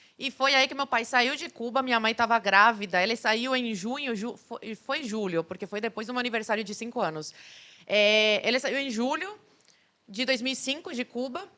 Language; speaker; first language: Portuguese; early bilingual, other home language; Spanish